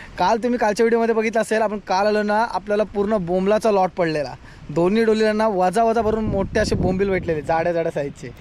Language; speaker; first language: Marathi; native; Marathi